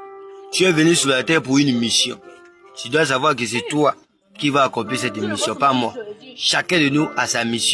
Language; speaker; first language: French; non-native, local second language; Lingala